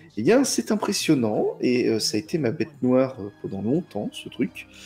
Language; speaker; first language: French; native; French